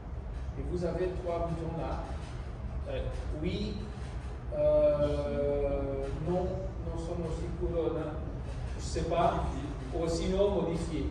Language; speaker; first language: French; non-native, learner; Spanish